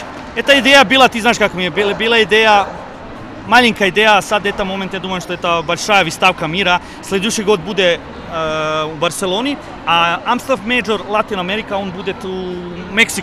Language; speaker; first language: Russian; non-native, learner; Serbian